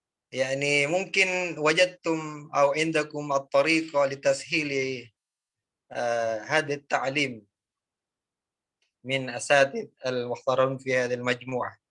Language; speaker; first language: Arabic; non-native, fluent; Madurese